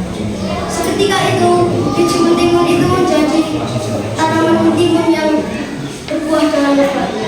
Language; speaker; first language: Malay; non-native, local second language; Javanese